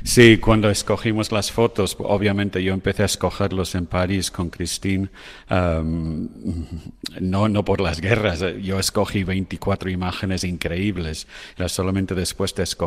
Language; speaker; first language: Spanish; non-native, fluent; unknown